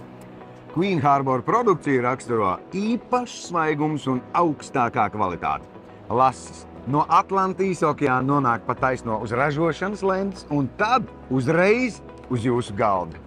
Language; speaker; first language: Latvian; native; Latvian